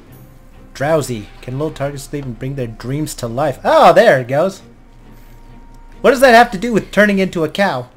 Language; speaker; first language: English; native; English